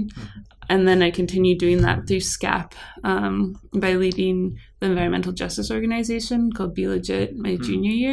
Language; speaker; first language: English; native; English